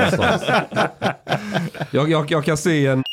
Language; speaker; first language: Swedish; early bilingual, other home language; Persian